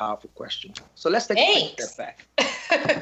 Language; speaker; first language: English; non-native, local second language; Yoruba